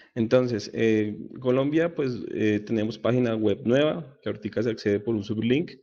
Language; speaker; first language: Spanish; native; Spanish